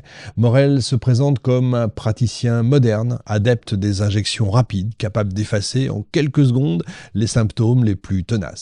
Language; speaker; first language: French; native; French